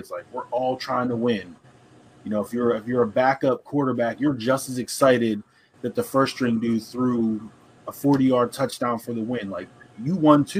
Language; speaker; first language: English; native; English